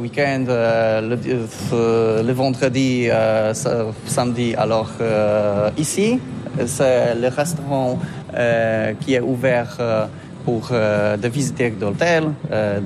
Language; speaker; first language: French; non-native, learner; Polish